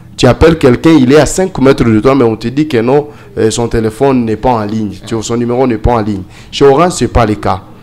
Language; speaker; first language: French; non-native, local second language; Swahili